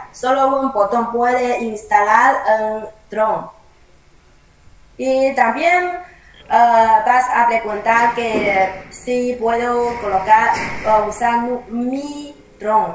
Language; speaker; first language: Spanish; non-native, learner; Chinese